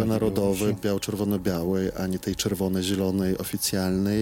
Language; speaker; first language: Polish; non-native, fluent; Belarusian